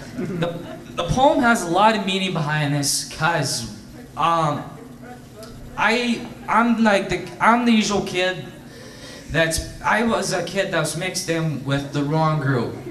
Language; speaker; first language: English; native; English